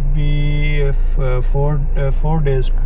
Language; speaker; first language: English; non-native, learner; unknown